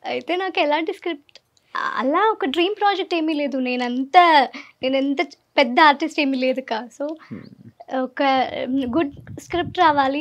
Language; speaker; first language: Telugu; non-native, learner; Malayalam